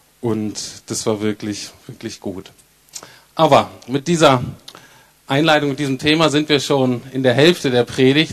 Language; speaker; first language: German; native; German